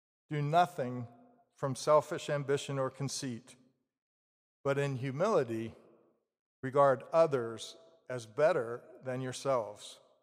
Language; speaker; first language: English; native; English